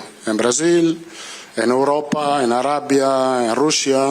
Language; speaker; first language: Portuguese; non-native, learner; Italian